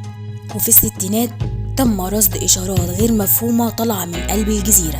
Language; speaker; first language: Arabic; native; Arabic